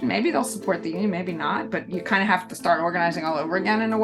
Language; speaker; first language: English; native; English